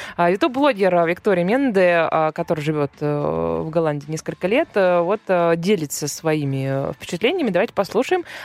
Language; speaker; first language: Russian; native; Russian